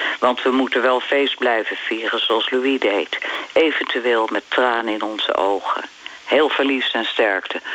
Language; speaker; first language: Dutch; native; Dutch